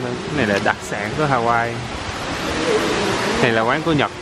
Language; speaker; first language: Vietnamese; early bilingual, heritage; Vietnamese